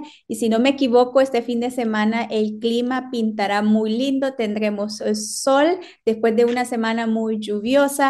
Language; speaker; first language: Spanish; native; Spanish